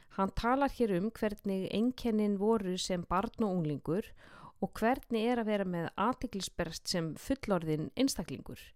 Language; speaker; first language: Icelandic; native; Icelandic